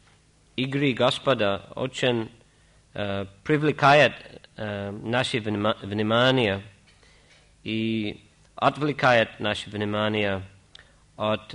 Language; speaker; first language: Russian; non-native, fluent; English